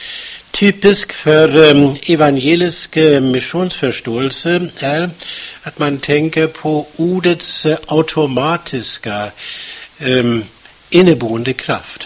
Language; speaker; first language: Swedish; non-native, fluent; German